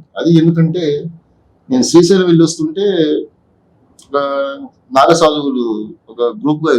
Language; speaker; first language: Telugu; native; Telugu